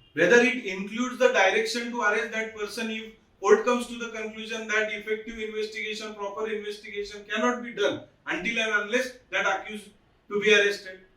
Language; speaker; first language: English; non-native, local second language; Marathi